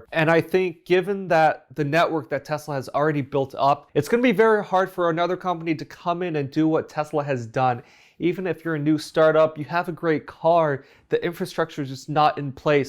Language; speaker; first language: English; native; English